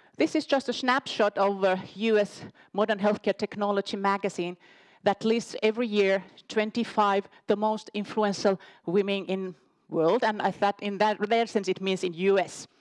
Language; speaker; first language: English; non-native, fluent; Finnish